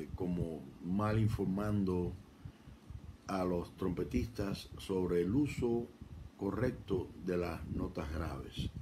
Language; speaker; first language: Spanish; native; Spanish